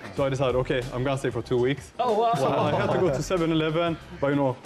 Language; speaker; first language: English; non-native, fluent; Swedish